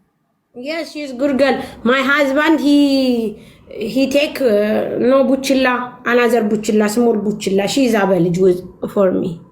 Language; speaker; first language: English; non-native, learner; Amharic